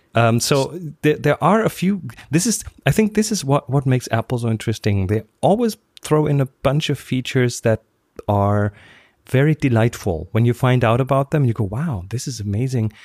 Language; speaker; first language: English; non-native, fluent; German